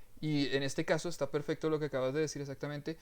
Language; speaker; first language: Spanish; native; Spanish